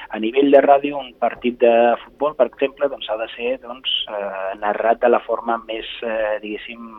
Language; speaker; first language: Catalan; native; Catalan